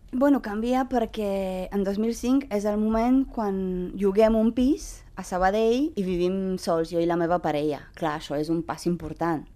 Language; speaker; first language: Catalan; non-native, fluent; Romanian